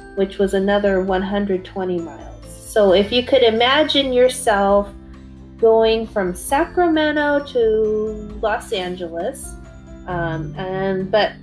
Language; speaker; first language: English; early bilingual, other home language; Korean